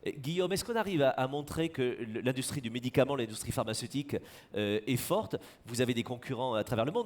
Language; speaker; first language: French; native; French